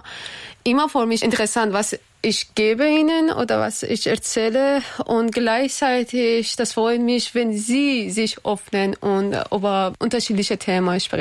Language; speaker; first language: German; non-native, fluent; Persian